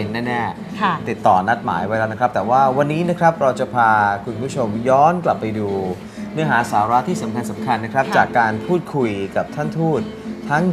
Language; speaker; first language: Thai; native; Thai